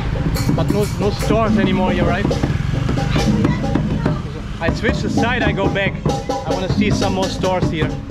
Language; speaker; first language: English; non-native, fluent; German